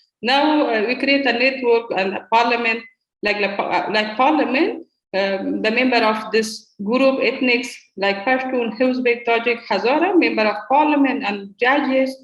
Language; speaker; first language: English; non-native, learner; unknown